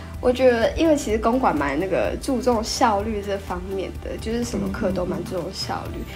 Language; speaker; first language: Chinese; native; Chinese